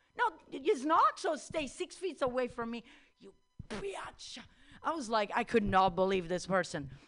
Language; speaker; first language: English; non-native, fluent; Italian